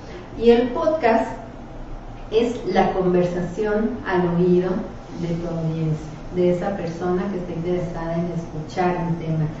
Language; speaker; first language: Spanish; native; Spanish